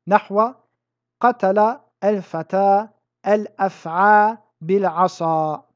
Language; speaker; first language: Arabic; non-native, fluent; French